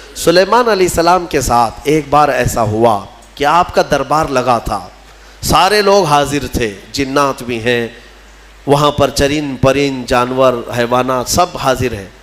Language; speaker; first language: Urdu; native; Urdu